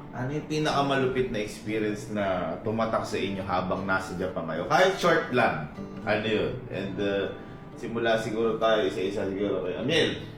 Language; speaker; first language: Filipino; native; Filipino